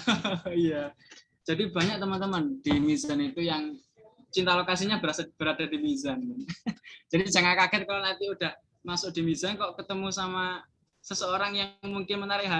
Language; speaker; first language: Indonesian; native; Indonesian